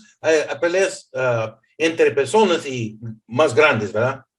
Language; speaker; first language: Spanish; early bilingual, heritage; English